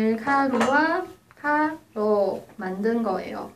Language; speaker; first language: Korean; non-native, learner; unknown